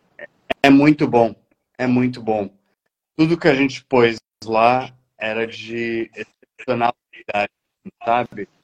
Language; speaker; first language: Portuguese; native; Portuguese